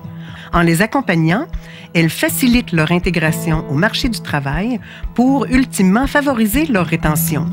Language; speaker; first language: French; native; French